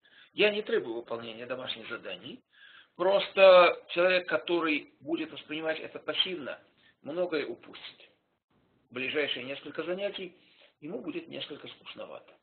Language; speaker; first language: Russian; native; Russian